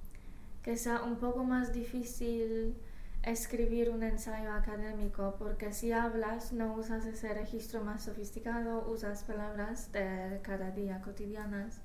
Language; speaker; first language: Spanish; non-native, fluent; Polish